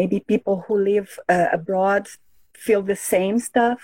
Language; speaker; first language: English; non-native, fluent; Portuguese